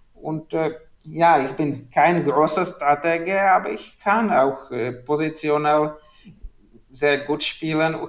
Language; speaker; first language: German; non-native, learner; Czech